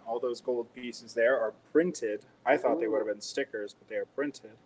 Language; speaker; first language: English; native; English